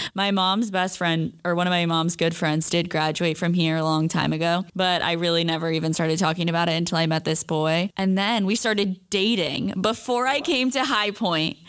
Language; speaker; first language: English; native; English